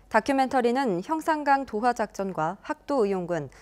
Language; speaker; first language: Korean; native; Korean